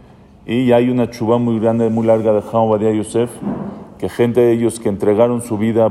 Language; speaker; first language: Spanish; native; Spanish